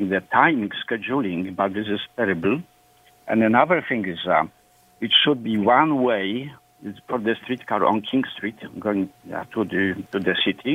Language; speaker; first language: English; non-native, fluent; Polish